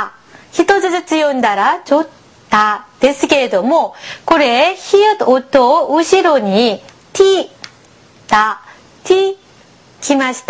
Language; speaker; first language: Japanese; non-native, fluent; Korean